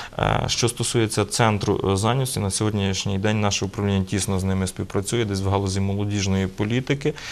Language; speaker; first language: Ukrainian; native; Ukrainian